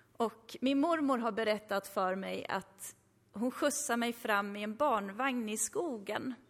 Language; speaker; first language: Swedish; early bilingual, other home language; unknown